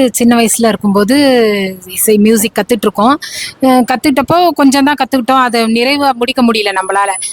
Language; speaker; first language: Tamil; non-native, local second language; Telugu